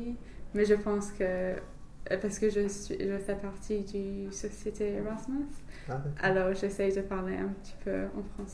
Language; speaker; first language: French; non-native, fluent; English